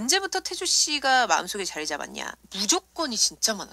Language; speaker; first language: Korean; native; Korean